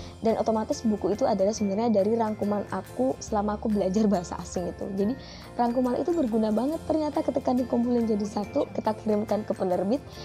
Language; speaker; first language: Indonesian; native; Indonesian